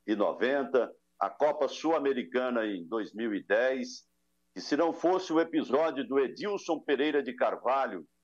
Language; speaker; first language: Portuguese; native; Portuguese